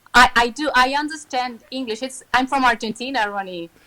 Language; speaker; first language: English; non-native, fluent; Spanish